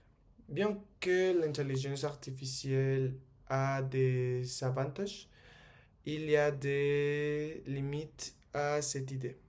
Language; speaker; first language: French; non-native, learner; Spanish